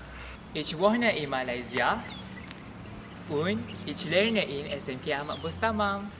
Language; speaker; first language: German; non-native, learner; Malay